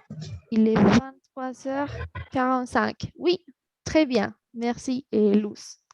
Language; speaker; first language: French; non-native, fluent; Spanish